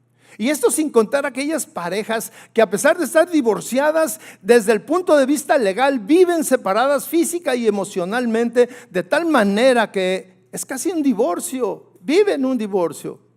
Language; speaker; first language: Spanish; native; Spanish